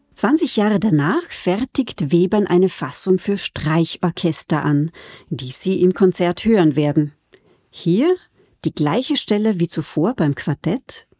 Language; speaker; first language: German; native; German